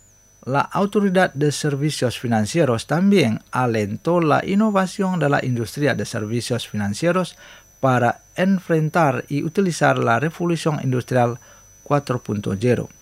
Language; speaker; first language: Spanish; non-native, fluent; Indonesian